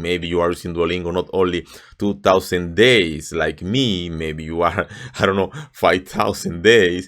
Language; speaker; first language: English; non-native, fluent; Spanish